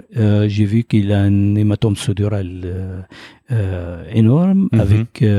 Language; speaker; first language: French; non-native, fluent; Arabic